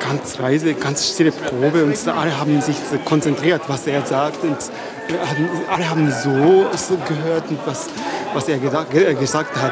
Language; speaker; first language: German; non-native, fluent; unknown